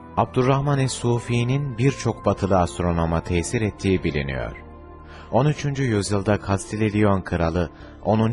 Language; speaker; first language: Turkish; native; Turkish